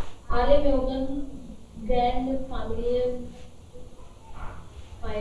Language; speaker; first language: German; non-native, learner; Hindi